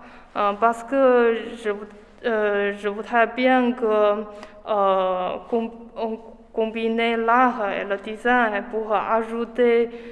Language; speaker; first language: French; non-native, learner; Chinese